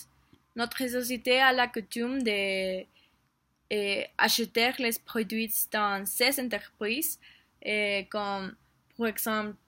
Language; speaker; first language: French; non-native, learner; Spanish